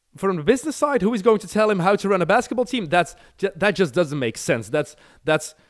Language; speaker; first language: English; non-native, fluent; Dutch